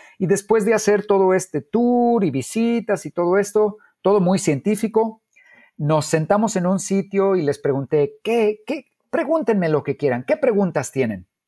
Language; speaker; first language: Spanish; native; Spanish